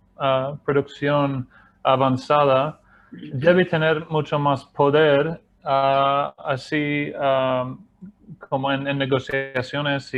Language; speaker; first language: Spanish; non-native, fluent; English